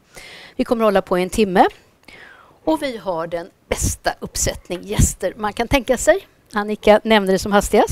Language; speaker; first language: Swedish; native; Swedish